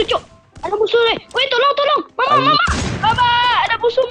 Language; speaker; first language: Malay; non-native, local second language; Minangkabau